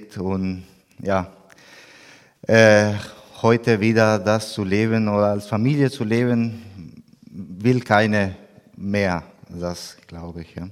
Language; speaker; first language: German; non-native, learner; Spanish